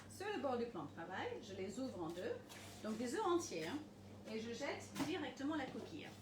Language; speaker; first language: French; non-native, fluent; English